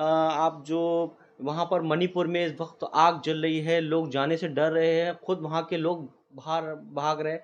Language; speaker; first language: Hindi; native; Hindi